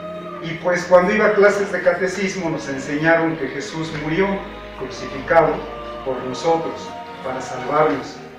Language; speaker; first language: Spanish; native; Spanish